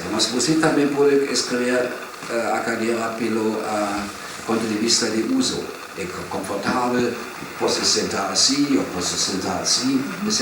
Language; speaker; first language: Portuguese; non-native, fluent; German